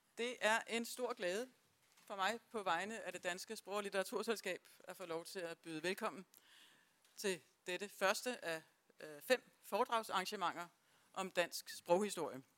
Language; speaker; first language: Danish; native; Danish